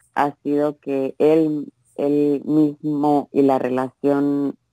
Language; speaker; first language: Spanish; native; Spanish